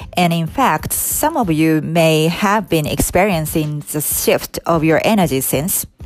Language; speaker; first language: English; non-native, fluent; Japanese